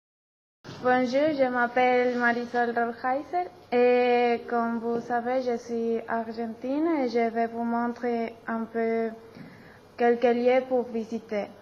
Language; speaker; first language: French; non-native, learner; Spanish